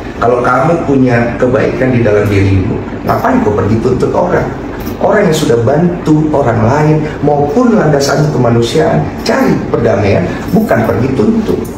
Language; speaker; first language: Indonesian; native; Indonesian